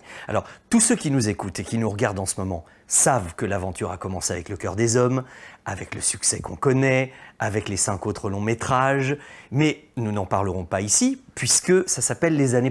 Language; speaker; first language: French; native; French